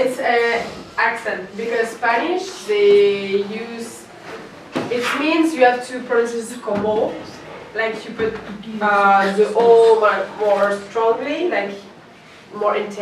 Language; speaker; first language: English; non-native, fluent; French